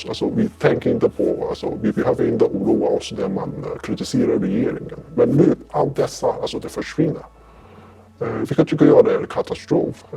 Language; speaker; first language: Swedish; non-native, fluent; Cantonese